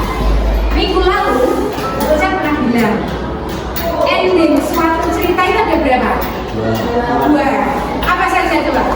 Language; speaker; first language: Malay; non-native, local second language; Javanese